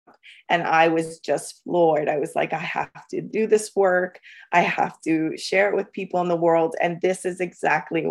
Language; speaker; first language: English; native; English